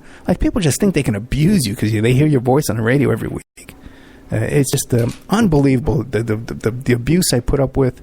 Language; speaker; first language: English; native; English